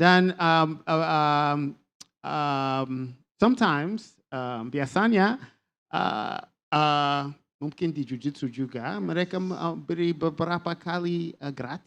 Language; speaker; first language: Indonesian; non-native, learner; English